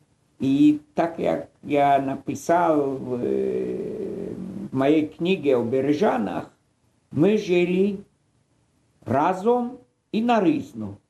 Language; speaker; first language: Russian; non-native, fluent; Polish